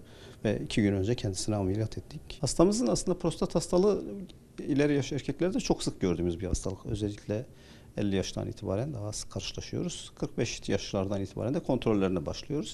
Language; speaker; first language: Turkish; native; Turkish